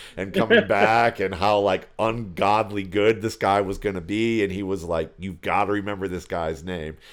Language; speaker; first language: English; native; English